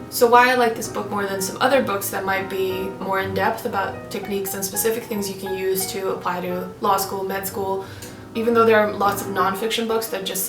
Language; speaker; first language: English; non-native, fluent; Swedish